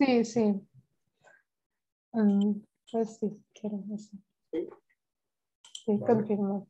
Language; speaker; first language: Spanish; non-native, learner; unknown